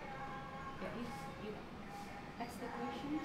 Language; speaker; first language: English; non-native, fluent; Indonesian